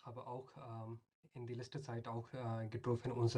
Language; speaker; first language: German; non-native, learner; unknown